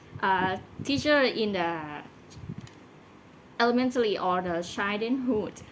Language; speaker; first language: English; non-native, learner; Thai